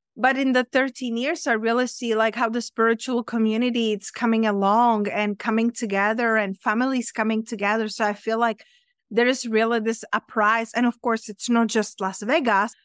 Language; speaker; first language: English; non-native, fluent; Czech